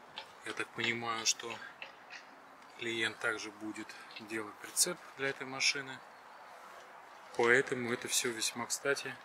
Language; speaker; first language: Russian; native; Russian